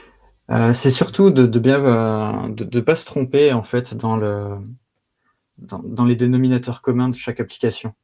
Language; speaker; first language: French; native; French